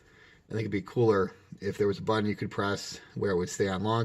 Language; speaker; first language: English; native; English